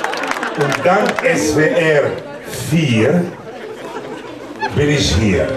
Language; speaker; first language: German; non-native, fluent; Spanish